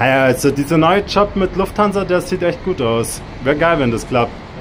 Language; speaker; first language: German; native; German